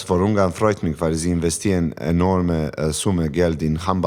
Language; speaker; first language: German; non-native, learner; Serbian